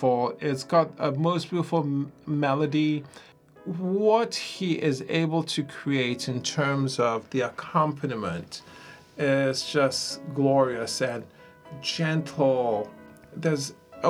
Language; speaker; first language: English; non-native, local second language; Ewe